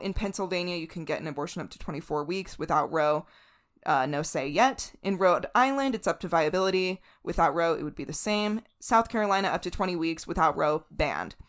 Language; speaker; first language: English; native; English